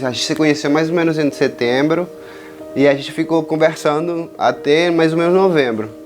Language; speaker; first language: Portuguese; non-native, fluent; Spanish